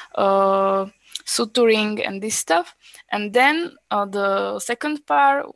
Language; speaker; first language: English; non-native, fluent; Slovak